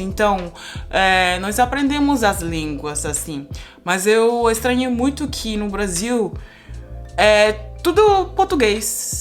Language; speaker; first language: Portuguese; non-native, fluent; Spanish